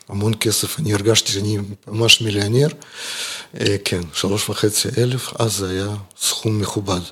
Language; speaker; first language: Hebrew; non-native, fluent; Russian